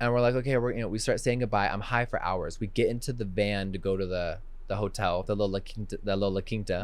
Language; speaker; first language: English; native; English